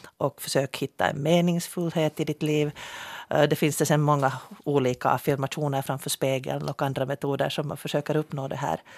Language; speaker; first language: Swedish; native; Swedish